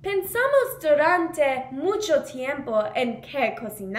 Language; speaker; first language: Spanish; non-native, learner; English